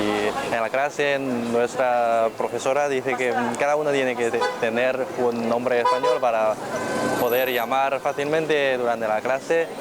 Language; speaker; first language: Spanish; non-native, fluent; Chinese